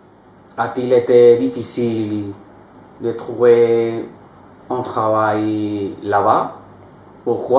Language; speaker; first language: French; non-native, learner; Spanish